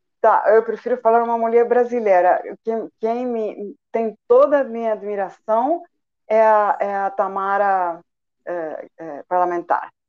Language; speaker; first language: Portuguese; non-native, fluent; Spanish